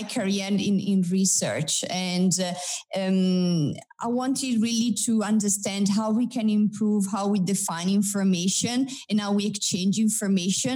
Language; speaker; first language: English; non-native, fluent; Italian